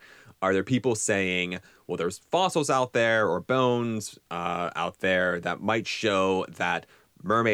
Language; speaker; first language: English; native; English